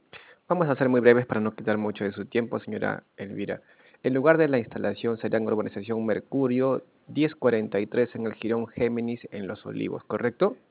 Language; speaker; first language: Spanish; native; Spanish